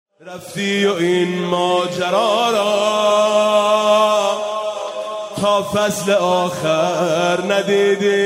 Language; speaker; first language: Persian; native; Persian